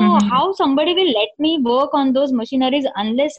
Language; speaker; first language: English; non-native, local second language; Marathi